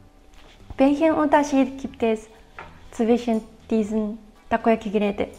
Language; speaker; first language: German; non-native, fluent; Japanese